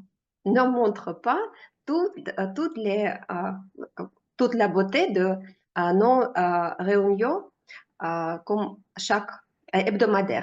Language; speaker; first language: French; non-native, fluent; Russian